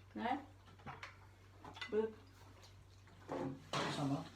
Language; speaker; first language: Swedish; non-native, learner; Thai